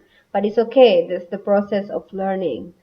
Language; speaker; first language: English; non-native, fluent; Indonesian